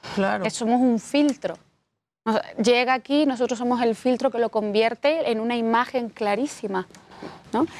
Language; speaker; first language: Spanish; native; Spanish